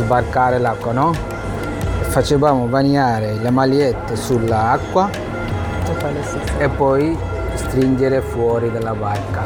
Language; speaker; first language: Italian; non-native, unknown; Bangla